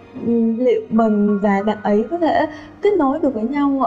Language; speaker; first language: Vietnamese; native; Vietnamese